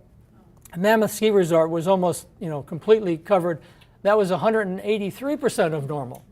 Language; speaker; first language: English; native; English